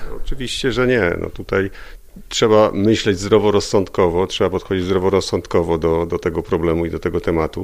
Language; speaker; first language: Polish; native; Polish